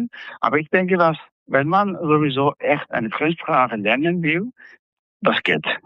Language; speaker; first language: German; non-native, fluent; Spanish